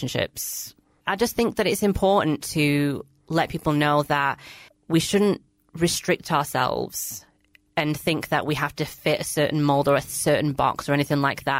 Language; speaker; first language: English; native; English